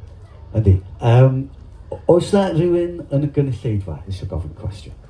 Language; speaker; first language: Welsh; native; Welsh